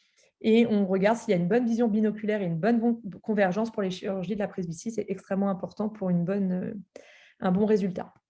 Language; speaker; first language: French; native; French